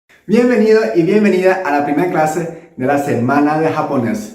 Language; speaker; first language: Spanish; non-native, local second language; Japanese